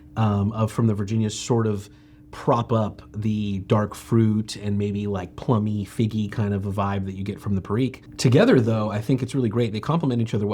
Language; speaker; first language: English; native; English